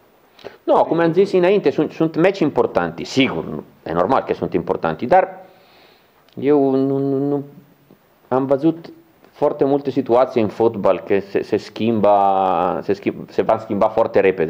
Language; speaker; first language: Romanian; non-native, learner; Italian